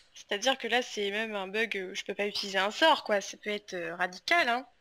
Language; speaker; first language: French; native; French